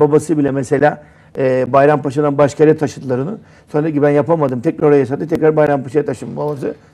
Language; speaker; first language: Turkish; native; Turkish